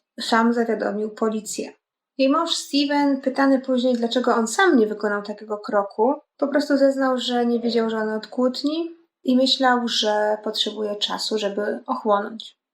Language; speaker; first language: Polish; native; Polish